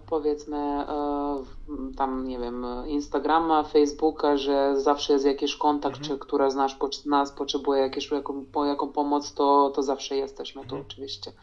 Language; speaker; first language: Polish; non-native, fluent; Serbian